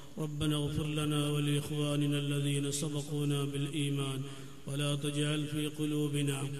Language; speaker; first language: Arabic; non-native, fluent; Malayalam